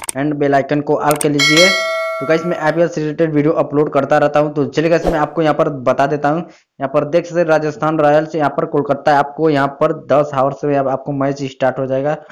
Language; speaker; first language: Hindi; native; Hindi